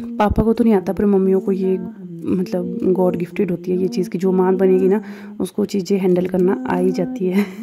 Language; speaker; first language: Hindi; non-native, local second language; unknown